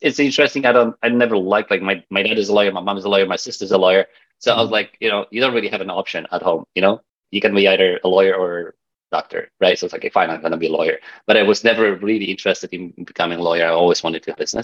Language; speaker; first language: English; non-native, fluent; Polish